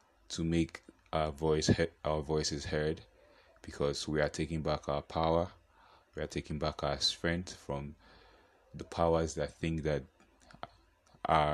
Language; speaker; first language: English; non-native, local second language; Yoruba